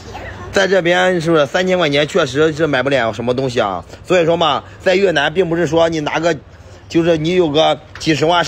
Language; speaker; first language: Chinese; native; Chinese